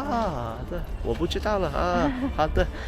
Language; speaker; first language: Chinese; non-native, learner; English